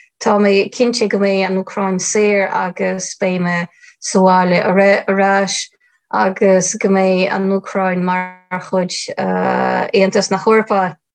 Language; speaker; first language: Irish; non-native, fluent; Ukrainian